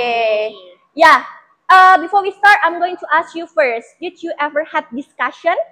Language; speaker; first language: English; non-native, fluent; Indonesian